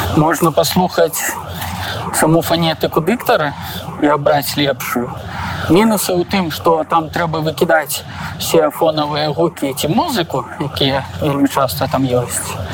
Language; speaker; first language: Belarusian; non-native, local second language; Russian